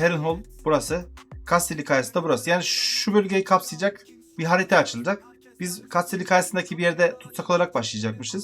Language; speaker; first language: Turkish; native; Turkish